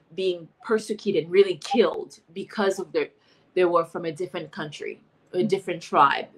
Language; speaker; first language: English; non-native, fluent; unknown